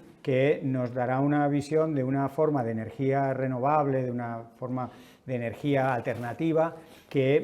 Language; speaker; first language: Spanish; native; Spanish